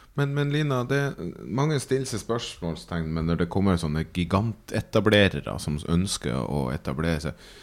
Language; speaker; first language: Norwegian; native; Norwegian